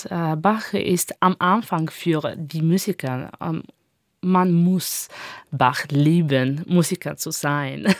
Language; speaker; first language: German; non-native, learner; Italian